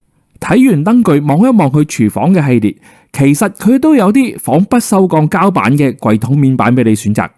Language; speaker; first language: Cantonese; native; Cantonese